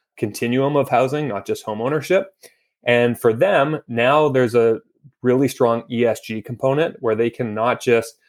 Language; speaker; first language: English; native; English